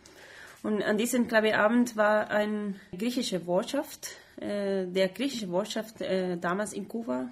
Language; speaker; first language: German; non-native, fluent; Spanish